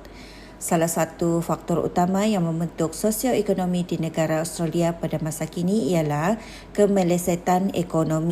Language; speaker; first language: Malay; native; Malay